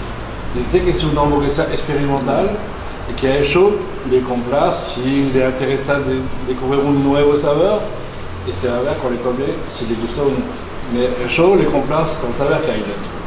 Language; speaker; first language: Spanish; non-native, learner; French